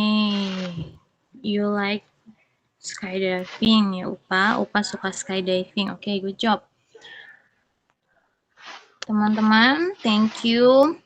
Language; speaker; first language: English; non-native, fluent; Indonesian